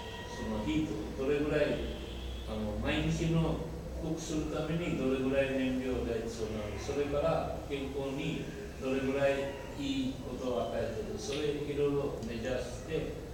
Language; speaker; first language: Japanese; non-native, learner; Bangla